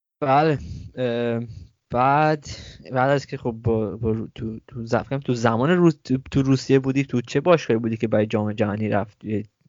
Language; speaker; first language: Persian; early bilingual, heritage; Persian